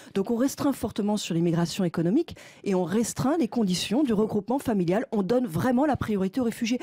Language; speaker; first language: French; native; French